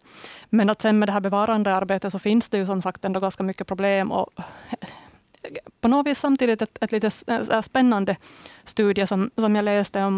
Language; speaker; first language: Swedish; native; Swedish